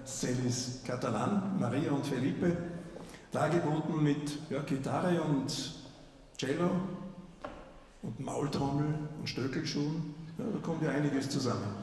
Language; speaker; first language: German; native; German